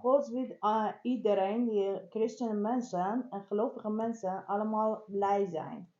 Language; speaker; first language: Dutch; non-native, learner; Persian